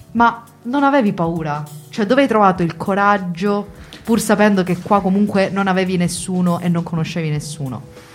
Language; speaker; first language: Italian; native; Italian